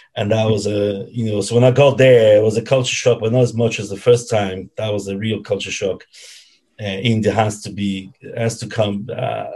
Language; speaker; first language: English; non-native, fluent; Italian